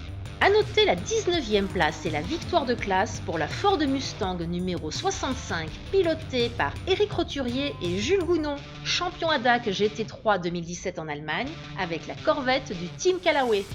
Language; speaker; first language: French; native; French